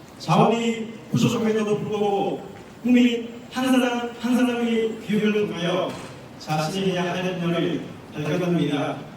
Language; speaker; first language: Korean; non-native, fluent; Lao